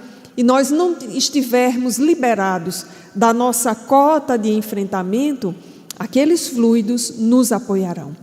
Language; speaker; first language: Portuguese; native; Portuguese